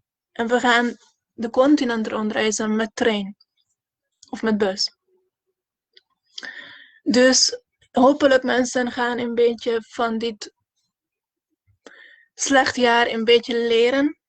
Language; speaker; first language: Dutch; non-native, fluent; Hungarian